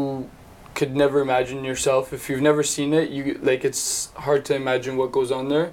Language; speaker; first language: English; native; English